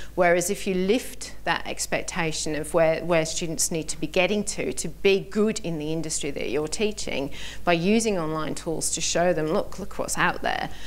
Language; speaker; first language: English; native; English